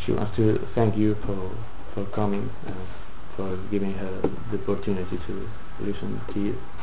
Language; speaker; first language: English; non-native, fluent; Galician